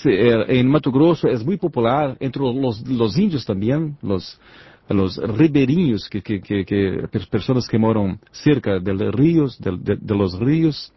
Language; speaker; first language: Spanish; non-native, learner; Portuguese